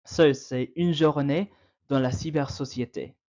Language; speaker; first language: French; non-native, learner; English